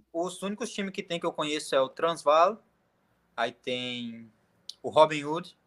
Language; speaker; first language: Portuguese; native; Portuguese